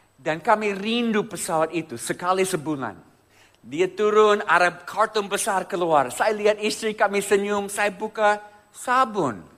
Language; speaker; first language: Indonesian; non-native, fluent; English